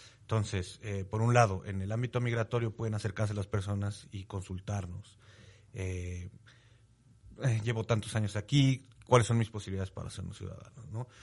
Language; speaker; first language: Spanish; native; Spanish